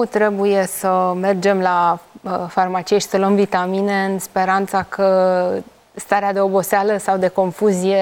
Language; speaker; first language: Romanian; native; Romanian